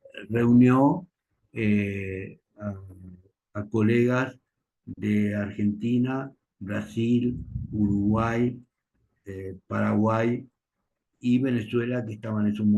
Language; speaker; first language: Spanish; native; Spanish